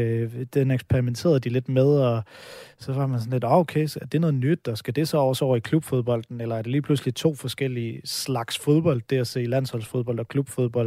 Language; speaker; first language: Danish; native; Danish